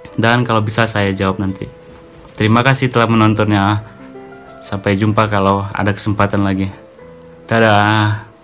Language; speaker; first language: Indonesian; native; Indonesian